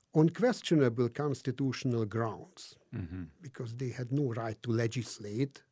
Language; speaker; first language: English; non-native, fluent; Hungarian